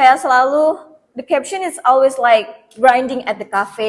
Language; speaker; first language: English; non-native, learner; Indonesian